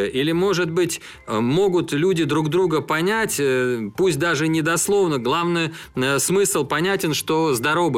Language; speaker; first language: Russian; native; Russian